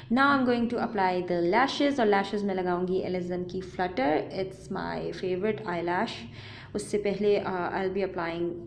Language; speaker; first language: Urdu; native; Urdu